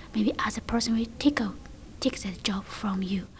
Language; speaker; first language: English; non-native, learner; Chinese